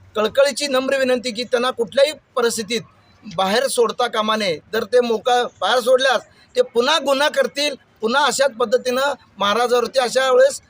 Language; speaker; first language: Marathi; native; Marathi